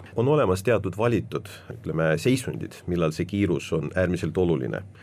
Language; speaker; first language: Estonian; non-native, local second language; Russian